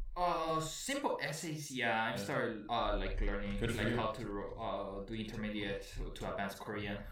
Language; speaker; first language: English; early bilingual, heritage; Spanish